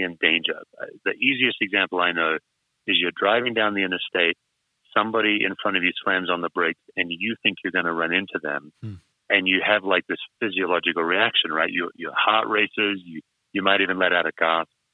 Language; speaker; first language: English; native; English